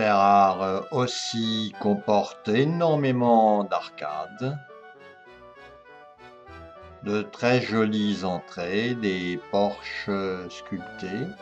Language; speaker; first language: French; native; French